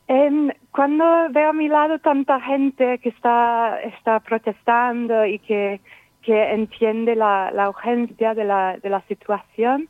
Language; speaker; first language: Spanish; non-native, fluent; English